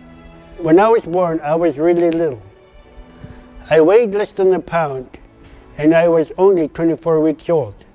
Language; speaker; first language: English; non-native, fluent; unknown